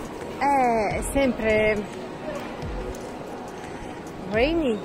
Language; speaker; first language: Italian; non-native, learner; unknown